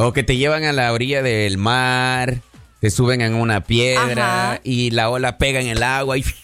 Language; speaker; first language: Spanish; native; Spanish